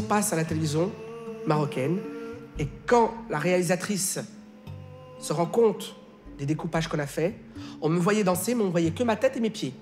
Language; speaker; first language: French; non-native, local second language; Arabic